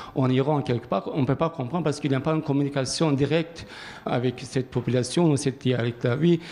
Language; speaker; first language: French; non-native, learner; Kurdish